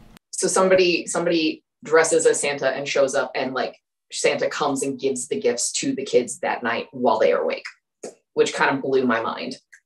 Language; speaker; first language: English; native; English